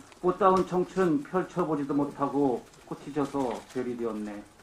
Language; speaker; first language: Korean; native; Korean